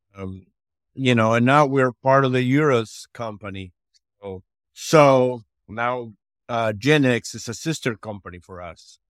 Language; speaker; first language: English; non-native, fluent; Spanish